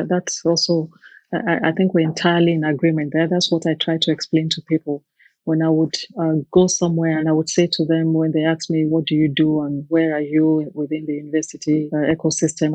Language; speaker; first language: English; non-native, local second language; Yoruba